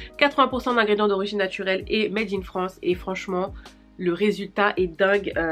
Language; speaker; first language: French; native; French